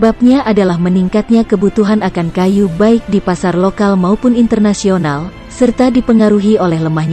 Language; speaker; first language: Indonesian; native; Indonesian